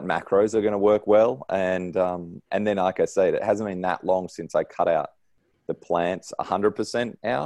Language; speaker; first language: English; native; English